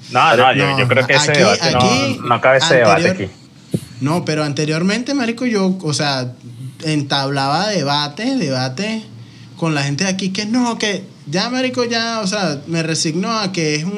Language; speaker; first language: Spanish; native; Spanish